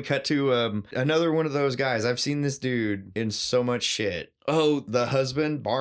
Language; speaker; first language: English; native; English